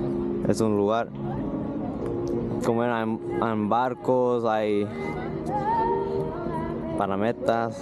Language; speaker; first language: Spanish; early bilingual, heritage; Spanish